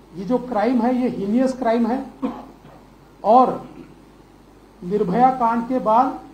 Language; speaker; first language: Hindi; non-native, local second language; Marathi